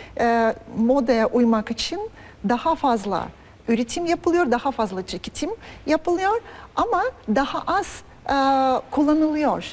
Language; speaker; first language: Turkish; non-native, fluent; Russian